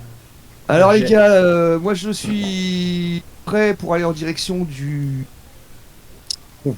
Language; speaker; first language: French; native; French